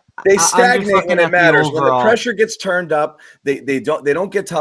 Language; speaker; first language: English; native; English